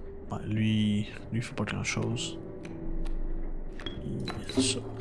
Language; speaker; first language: French; native; French